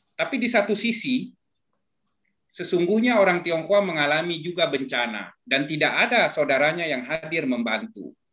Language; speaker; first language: Indonesian; native; Indonesian